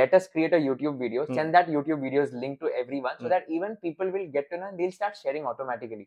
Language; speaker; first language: English; non-native, local second language; Hindi